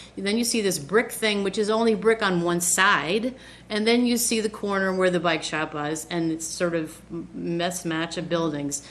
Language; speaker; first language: English; native; English